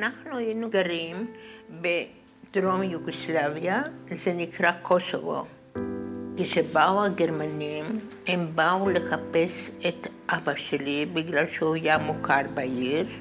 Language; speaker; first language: Hebrew; non-native, fluent; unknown